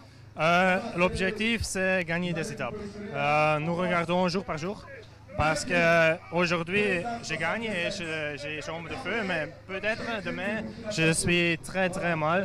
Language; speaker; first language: French; non-native, learner; Dutch